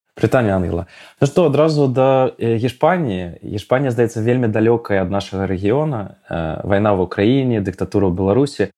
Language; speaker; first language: Belarusian; non-native, local second language; Russian